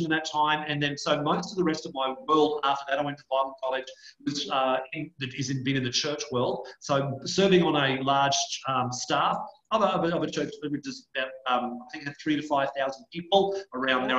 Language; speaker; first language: English; native; English